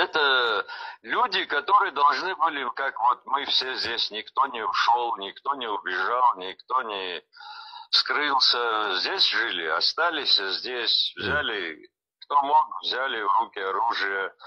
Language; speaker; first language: Russian; non-native, local second language; Abkhazian